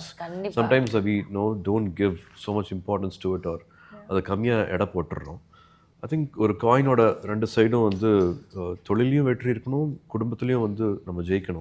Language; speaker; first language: Tamil; native; Tamil